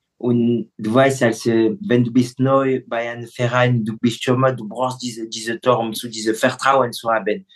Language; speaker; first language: German; non-native, fluent; French